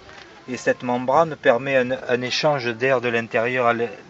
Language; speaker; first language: French; native; French